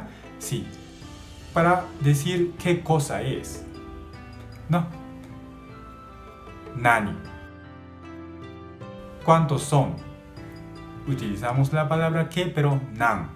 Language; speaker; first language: Spanish; non-native, learner; Japanese